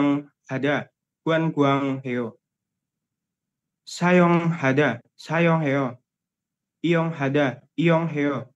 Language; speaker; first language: Korean; non-native, learner; Indonesian